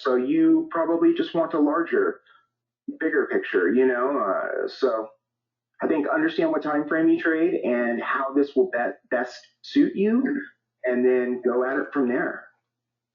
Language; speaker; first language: English; native; English